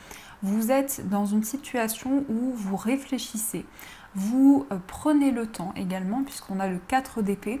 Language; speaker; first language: French; native; French